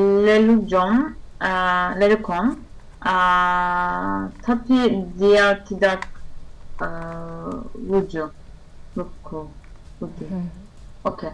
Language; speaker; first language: Indonesian; non-native, learner; Turkish